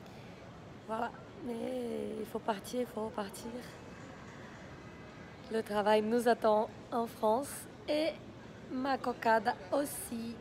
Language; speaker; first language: French; non-native, fluent; Portuguese